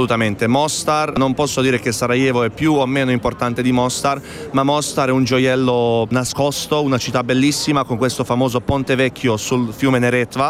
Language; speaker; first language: Italian; non-native, fluent; Bosnian